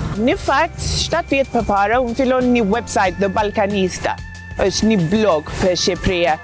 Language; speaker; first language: Albanian; non-native, learner; English